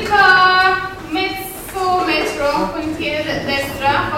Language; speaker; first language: Italian; non-native, fluent; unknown